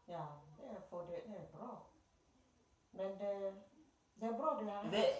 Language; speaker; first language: Swedish; non-native, fluent; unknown